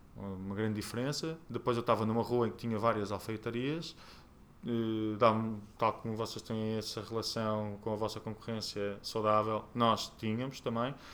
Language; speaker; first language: Portuguese; native; Portuguese